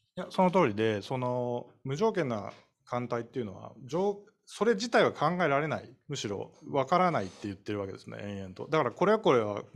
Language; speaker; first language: Japanese; native; Japanese